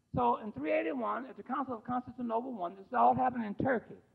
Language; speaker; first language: English; native; English